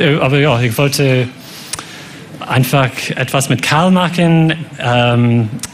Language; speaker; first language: German; non-native, fluent; English